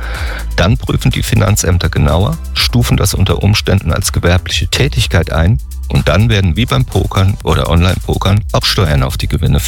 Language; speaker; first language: German; native; German